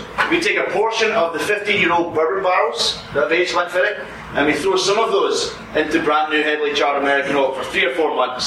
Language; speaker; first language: English; native; English